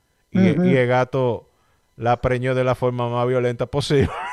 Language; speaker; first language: Spanish; native; Spanish